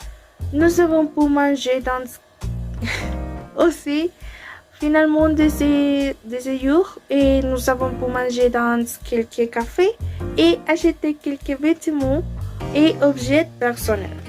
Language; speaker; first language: French; non-native, learner; Spanish